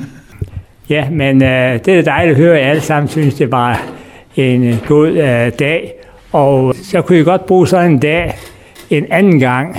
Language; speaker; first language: Danish; native; Danish